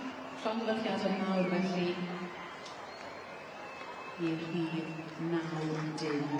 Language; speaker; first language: Welsh; native; Welsh